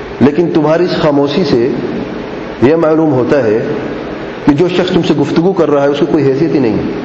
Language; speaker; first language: Urdu; early bilingual, heritage; Urdu